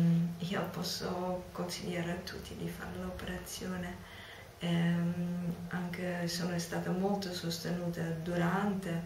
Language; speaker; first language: Italian; non-native, fluent; Dutch